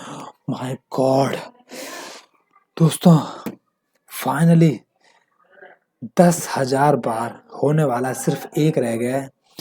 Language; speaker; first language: Hindi; native; Hindi